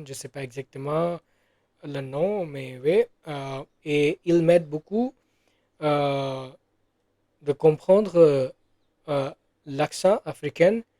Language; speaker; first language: French; non-native, learner; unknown